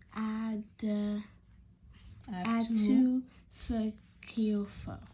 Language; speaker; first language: French; non-native, learner; English